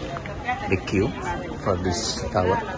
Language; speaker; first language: English; non-native, fluent; Spanish